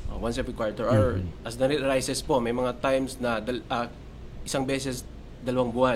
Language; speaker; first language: Filipino; non-native, local second language; Cebuano